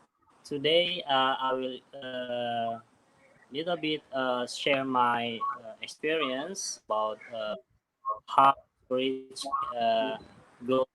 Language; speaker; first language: English; non-native, learner; Indonesian